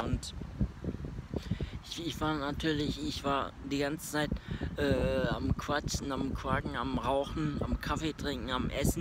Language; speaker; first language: German; early bilingual, other home language; Turkish